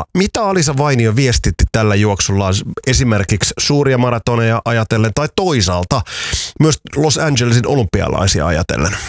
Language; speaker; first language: Finnish; native; Finnish